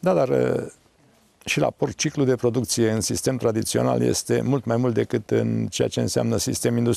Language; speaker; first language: Romanian; native; Romanian